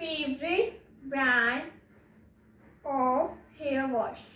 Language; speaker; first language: English; non-native, local second language; Hindi